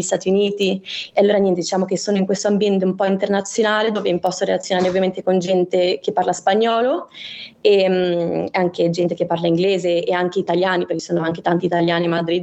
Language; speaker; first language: Italian; native; Italian